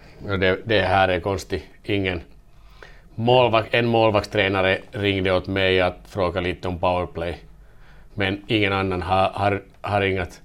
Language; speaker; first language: Swedish; non-native, learner; Finnish